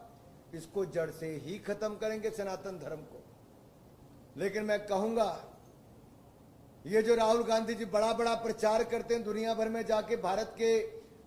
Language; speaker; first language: Hindi; native; Hindi